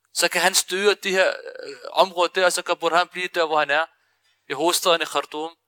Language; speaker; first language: Danish; early bilingual, other home language; Arabic